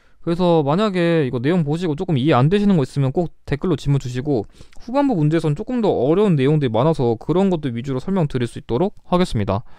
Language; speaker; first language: Korean; native; Korean